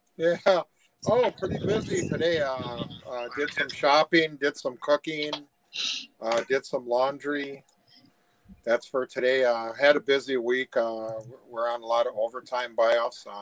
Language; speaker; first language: English; native; English